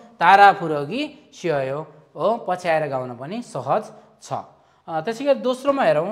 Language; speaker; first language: Nepali; native; Nepali